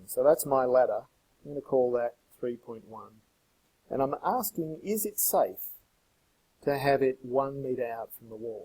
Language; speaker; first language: English; native; English